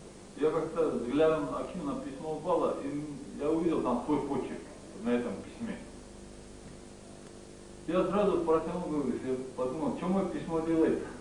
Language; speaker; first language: Russian; non-native, local second language; Chechen